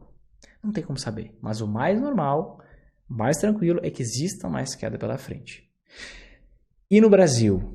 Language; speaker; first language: Portuguese; native; Portuguese